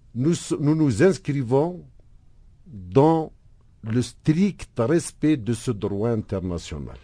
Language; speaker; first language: French; non-native, local second language; Arabic